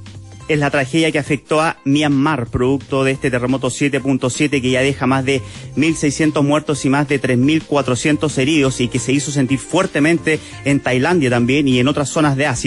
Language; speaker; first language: Spanish; native; Spanish